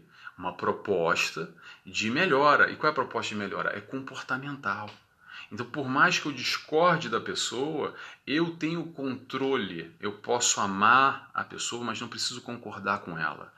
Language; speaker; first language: Portuguese; native; Portuguese